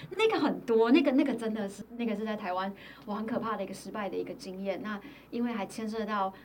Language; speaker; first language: Chinese; native; Chinese